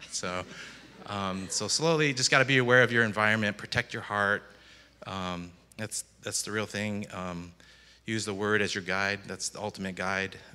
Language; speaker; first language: English; native; English